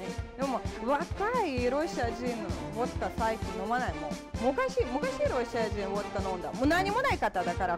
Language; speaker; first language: Japanese; non-native, learner; Russian